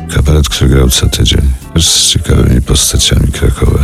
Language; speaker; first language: Polish; native; Polish